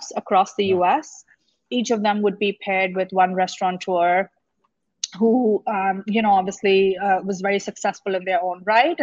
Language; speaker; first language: English; non-native, local second language; Gujarati